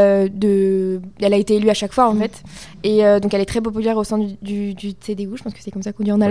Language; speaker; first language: French; native; French